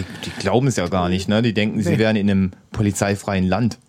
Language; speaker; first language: German; native; German